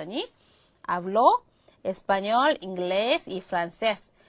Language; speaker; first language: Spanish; non-native, fluent; Korean